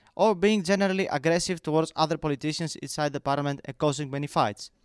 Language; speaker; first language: English; non-native, fluent; Greek